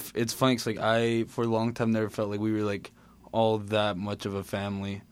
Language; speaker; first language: English; native; English